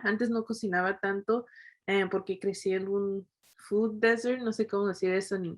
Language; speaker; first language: Spanish; early bilingual, heritage; English